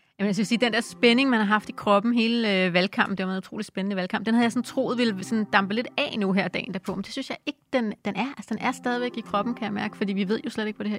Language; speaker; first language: Danish; native; Danish